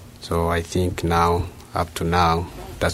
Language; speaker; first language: English; non-native, local second language; Kinyarwanda